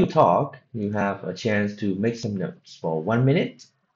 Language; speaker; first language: English; non-native, fluent; Vietnamese